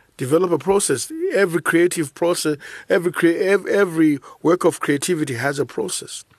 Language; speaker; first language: English; non-native, local second language; Shona